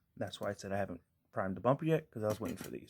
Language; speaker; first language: English; native; English